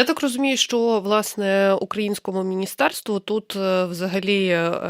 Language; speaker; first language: Ukrainian; native; Ukrainian